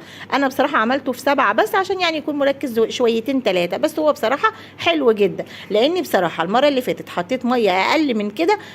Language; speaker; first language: Arabic; native; Arabic